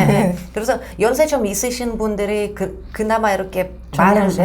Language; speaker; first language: Korean; non-native, fluent; Russian